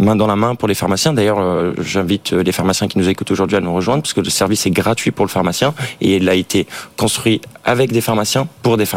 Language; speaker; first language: French; native; French